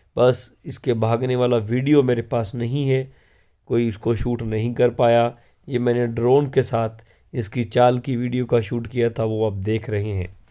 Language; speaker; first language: Hindi; non-native, local second language; Punjabi